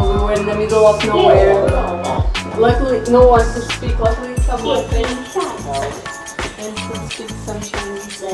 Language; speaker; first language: English; non-native, learner; Portuguese